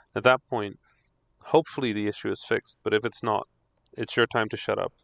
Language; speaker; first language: English; non-native, fluent; Dutch